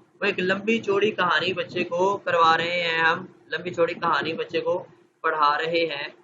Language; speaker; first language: Urdu; non-native, local second language; Punjabi